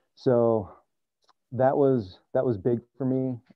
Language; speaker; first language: English; native; English